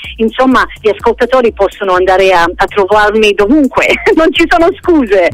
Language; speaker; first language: Italian; early bilingual, heritage; English